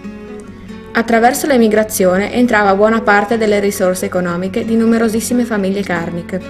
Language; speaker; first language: Italian; native; Italian